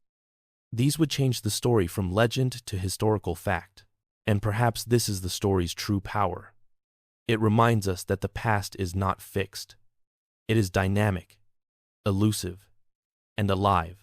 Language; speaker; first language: English; native; English